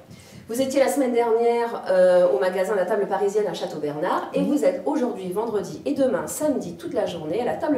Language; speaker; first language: French; native; French